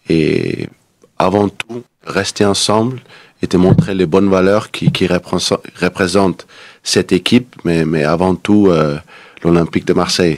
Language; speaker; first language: French; non-native, fluent; Danish